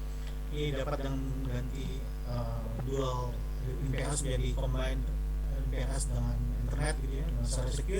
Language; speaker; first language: Indonesian; native; Indonesian